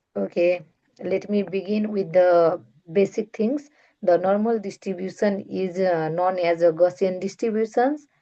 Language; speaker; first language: English; non-native, fluent; Nepali